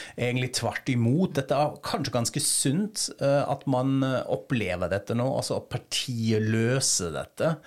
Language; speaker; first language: Norwegian; non-native, fluent; German